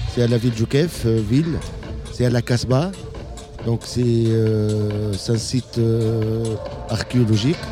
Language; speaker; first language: French; non-native, local second language; Arabic